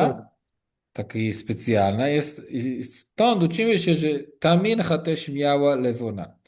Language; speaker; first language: Polish; non-native, learner; Hebrew